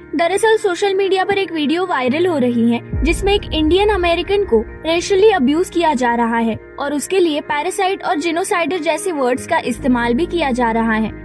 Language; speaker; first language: Hindi; native; Hindi